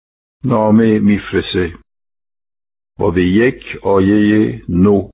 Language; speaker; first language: Persian; non-native, fluent; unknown